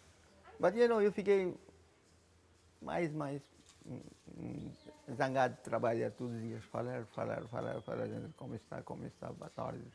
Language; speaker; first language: Portuguese; non-native, local second language; Konkani